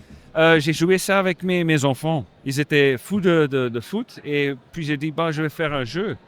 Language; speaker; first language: French; non-native, local second language; Dutch